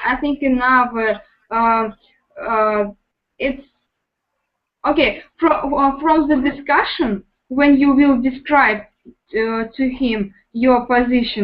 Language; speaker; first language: English; non-native, learner; Russian